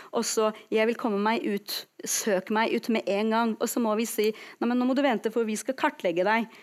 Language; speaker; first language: Norwegian; non-native, fluent; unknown